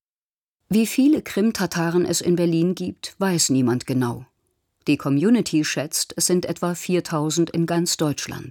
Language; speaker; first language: German; native; German